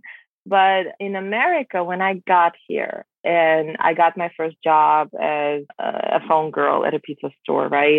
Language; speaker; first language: English; non-native, fluent; Russian